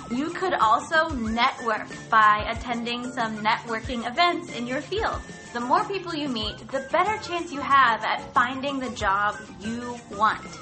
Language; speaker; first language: English; native; English